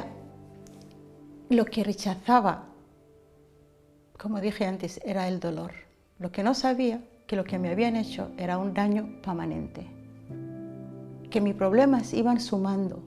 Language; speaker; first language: Spanish; non-native, fluent; Somali